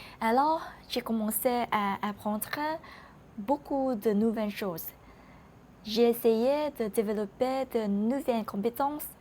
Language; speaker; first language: French; non-native, learner; Vietnamese